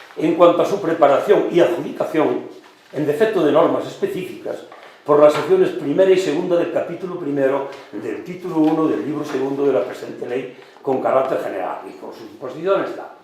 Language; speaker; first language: Spanish; non-native, local second language; Galician